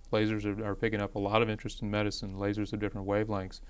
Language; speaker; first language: English; native; English